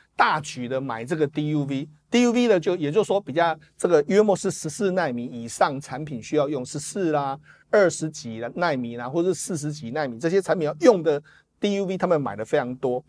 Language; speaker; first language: Chinese; native; Chinese